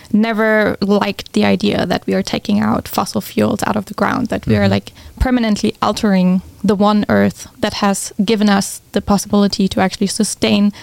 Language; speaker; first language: English; non-native, fluent; German